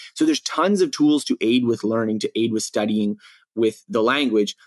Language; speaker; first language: English; native; English